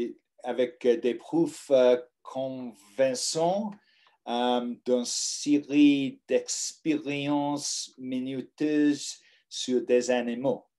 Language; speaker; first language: French; non-native, learner; English